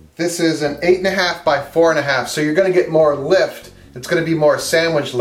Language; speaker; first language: English; native; English